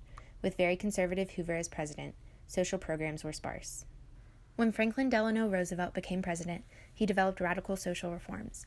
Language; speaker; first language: English; native; English